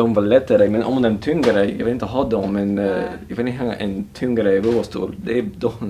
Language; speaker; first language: Swedish; non-native, learner; English